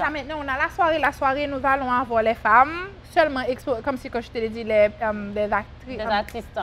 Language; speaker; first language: French; non-native, local second language; Haitian Creole